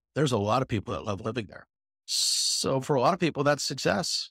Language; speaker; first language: English; native; English